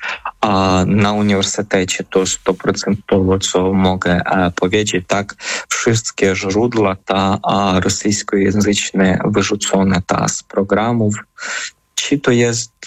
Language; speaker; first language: Polish; non-native, fluent; Ukrainian